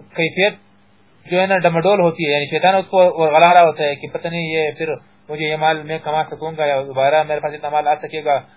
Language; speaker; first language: Urdu; non-native, local second language; Pashto